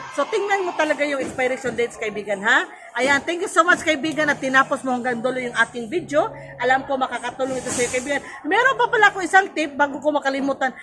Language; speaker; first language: Filipino; non-native, local second language; Cebuano